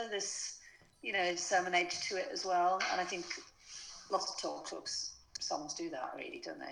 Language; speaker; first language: English; native; English